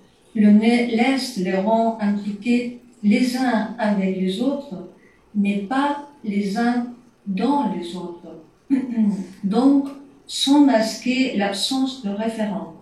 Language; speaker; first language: French; native; French